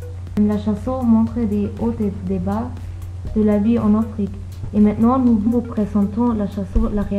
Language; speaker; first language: French; non-native, learner; German